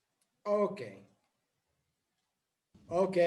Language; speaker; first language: English; non-native, learner; Italian